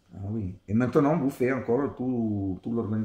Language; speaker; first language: French; non-native, learner; Italian